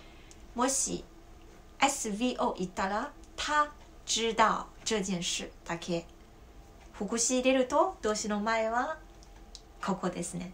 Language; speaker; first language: Japanese; non-native, fluent; Chinese